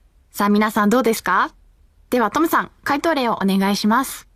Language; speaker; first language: Japanese; native; Japanese